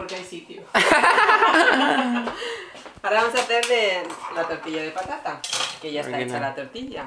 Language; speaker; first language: Spanish; native; Spanish